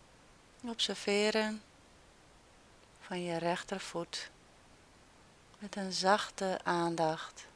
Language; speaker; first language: Dutch; native; Dutch